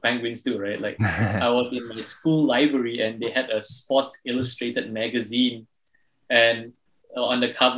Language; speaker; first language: English; non-native, local second language; Malay